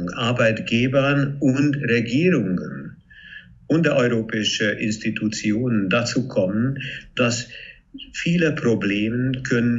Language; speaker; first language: German; non-native, fluent; Hungarian